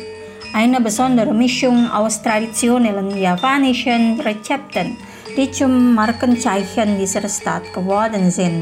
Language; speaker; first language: German; non-native, fluent; Indonesian